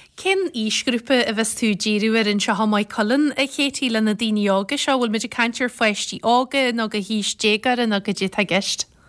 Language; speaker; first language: Irish; native; Irish